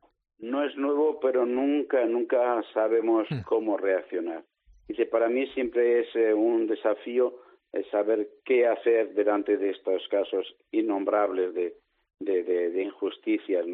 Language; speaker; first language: Spanish; native; Spanish